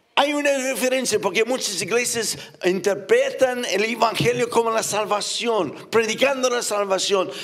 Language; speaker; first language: Spanish; non-native, fluent; English